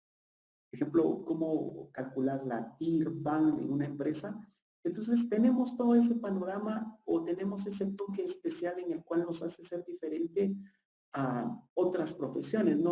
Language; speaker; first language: Spanish; native; Spanish